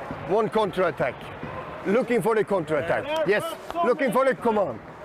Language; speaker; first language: English; non-native, fluent; Norwegian